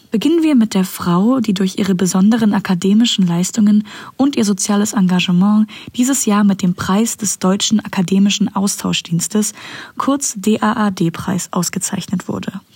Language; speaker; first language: German; native; German